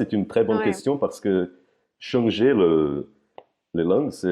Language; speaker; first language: French; non-native, fluent; Portuguese